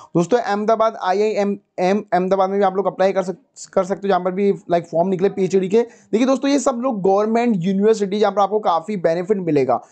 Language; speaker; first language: Hindi; native; Hindi